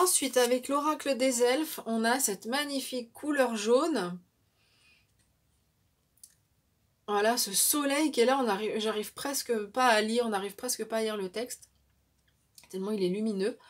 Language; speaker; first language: French; native; French